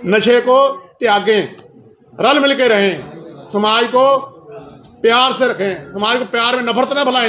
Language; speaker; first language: Hindi; non-native, local second language; Punjabi